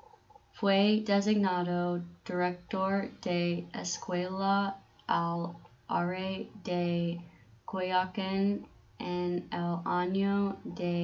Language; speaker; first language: Spanish; non-native, learner; English